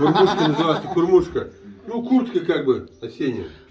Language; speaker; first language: Russian; native; Russian